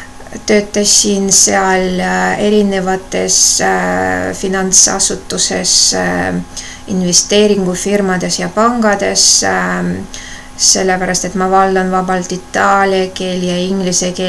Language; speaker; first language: Estonian; non-native, local second language; Russian